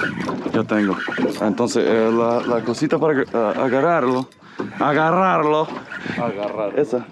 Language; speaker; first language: Spanish; non-native, learner; English